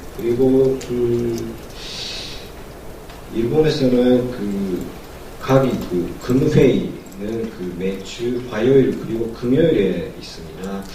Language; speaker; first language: Korean; non-native, learner; Japanese